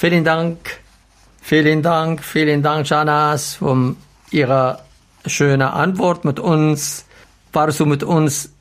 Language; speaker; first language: German; non-native, learner; Arabic